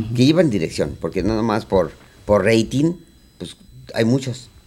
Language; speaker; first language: Spanish; native; Spanish